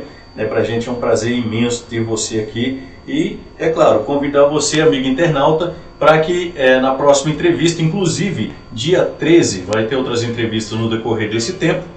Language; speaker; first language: Portuguese; native; Portuguese